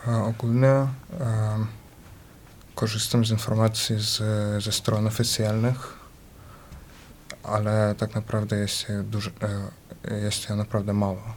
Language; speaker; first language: Polish; early bilingual, other home language; Ukrainian